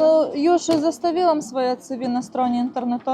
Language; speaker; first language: Polish; non-native, learner; Russian